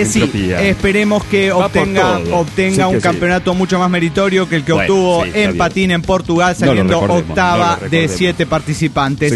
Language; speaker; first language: Spanish; native; Spanish